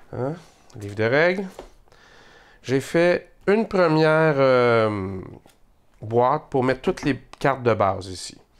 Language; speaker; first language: French; native; French